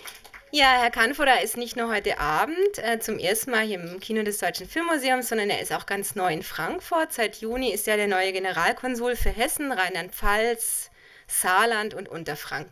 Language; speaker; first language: German; native; German